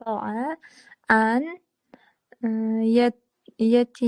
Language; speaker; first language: Arabic; non-native, learner; Uzbek